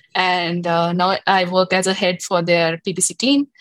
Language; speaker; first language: English; non-native, local second language; Hindi